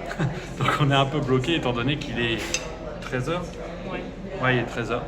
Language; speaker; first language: French; native; French